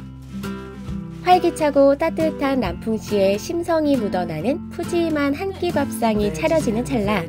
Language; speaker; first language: Korean; native; Korean